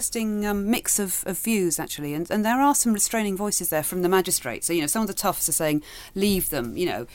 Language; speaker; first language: English; native; English